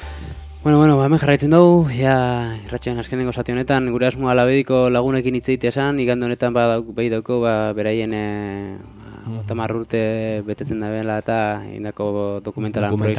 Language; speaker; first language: Basque; native; Basque